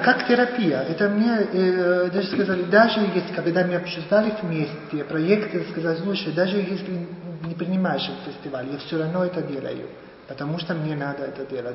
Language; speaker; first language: Russian; non-native, fluent; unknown